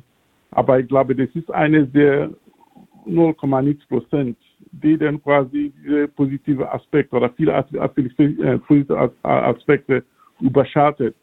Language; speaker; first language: German; non-native, fluent; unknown